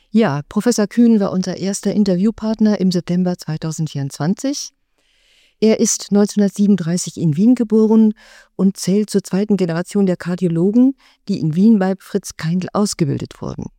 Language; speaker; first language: German; native; German